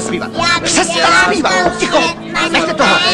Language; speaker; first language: Czech; native; Czech